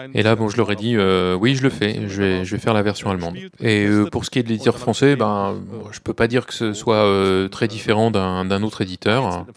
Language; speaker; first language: French; non-native, fluent; German